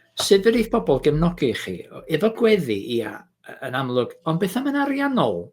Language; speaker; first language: Welsh; native; Welsh